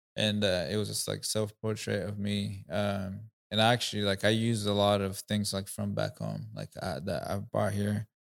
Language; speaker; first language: English; non-native, local second language; Kinyarwanda